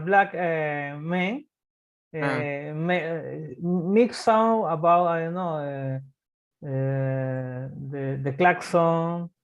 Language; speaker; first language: English; non-native, learner; Spanish